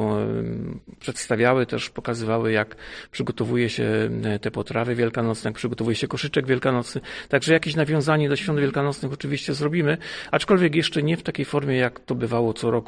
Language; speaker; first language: Polish; native; Polish